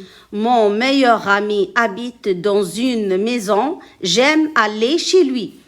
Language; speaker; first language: French; non-native, local second language; Arabic